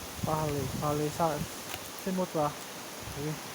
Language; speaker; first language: French; non-native, learner; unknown